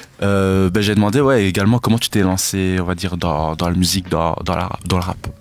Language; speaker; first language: French; native; French